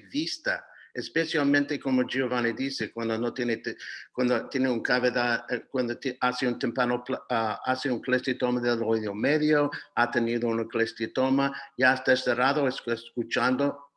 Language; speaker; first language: Spanish; non-native, fluent; English